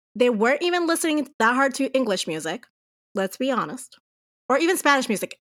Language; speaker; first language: English; non-native, fluent; Spanish